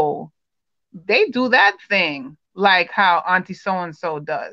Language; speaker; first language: English; native; English